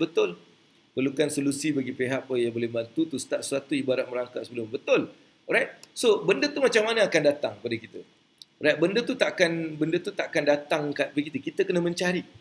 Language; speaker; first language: Malay; native; Malay